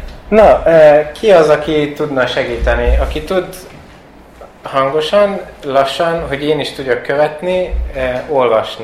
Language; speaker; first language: Hungarian; early bilingual, heritage; Hungarian